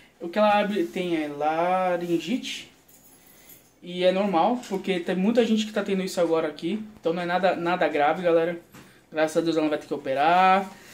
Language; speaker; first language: Portuguese; native; Portuguese